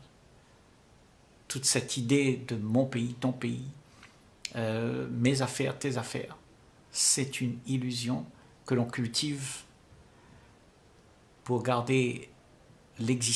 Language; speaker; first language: French; native; French